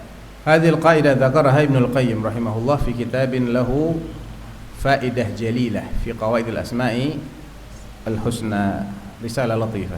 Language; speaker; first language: Arabic; non-native, fluent; Indonesian